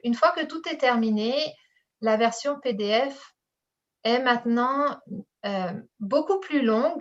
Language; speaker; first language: French; native; French